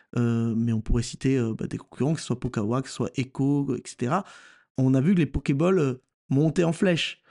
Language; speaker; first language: French; native; French